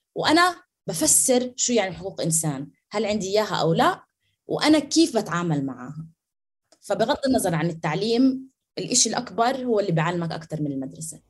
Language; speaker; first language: Arabic; native; Arabic